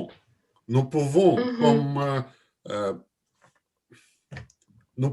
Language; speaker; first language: French; non-native, learner; Russian